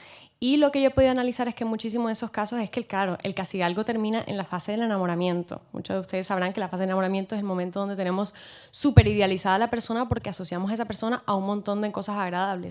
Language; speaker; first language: Spanish; native; Spanish